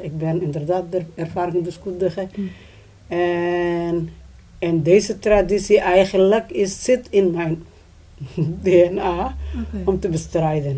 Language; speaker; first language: Dutch; non-native, learner; Somali